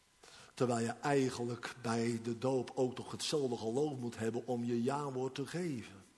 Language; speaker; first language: Dutch; native; Dutch